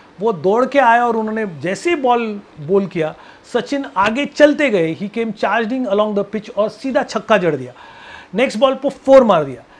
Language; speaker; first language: Hindi; non-native, local second language; Marathi